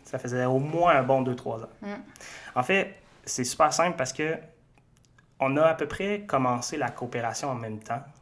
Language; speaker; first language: French; native; French